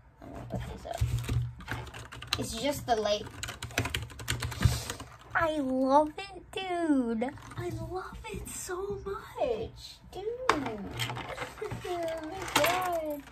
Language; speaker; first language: English; native; English